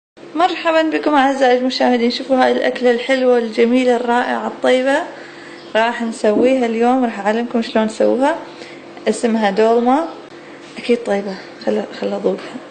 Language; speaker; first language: Arabic; native; Arabic